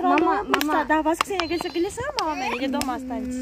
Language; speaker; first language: Russian; non-native, local second language; Kyrgyz